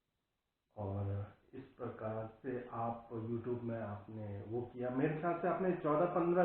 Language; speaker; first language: Hindi; native; Hindi